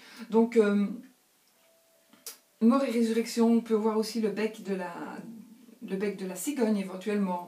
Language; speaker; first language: French; native; French